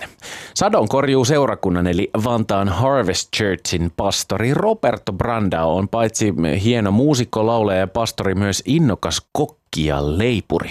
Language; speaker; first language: Finnish; native; Finnish